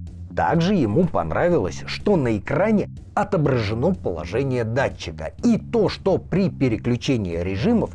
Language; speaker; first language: Russian; native; Russian